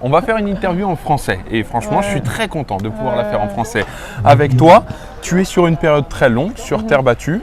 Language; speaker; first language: French; native; French